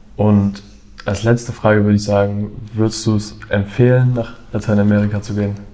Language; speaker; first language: German; native; German